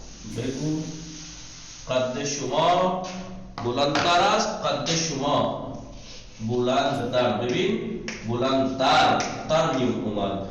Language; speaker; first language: Persian; non-native, fluent; Urdu